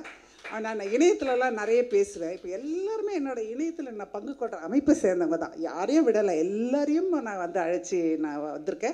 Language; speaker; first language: Tamil; native; Tamil